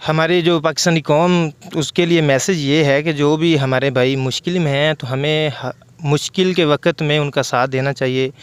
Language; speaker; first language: Urdu; non-native, local second language; Punjabi